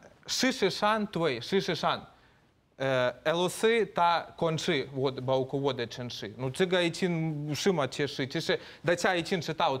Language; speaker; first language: Chinese; non-native, fluent; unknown